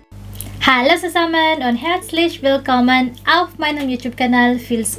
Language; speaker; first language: German; non-native, local second language; Filipino